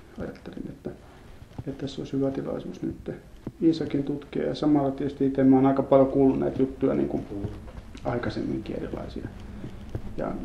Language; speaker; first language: Finnish; native; Finnish